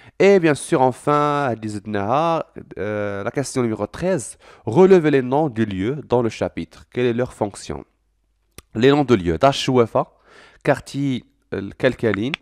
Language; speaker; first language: French; non-native, local second language; Arabic